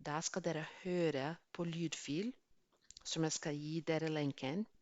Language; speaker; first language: Norwegian; non-native, fluent; English